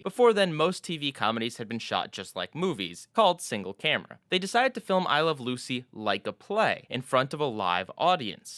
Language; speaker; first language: English; native; English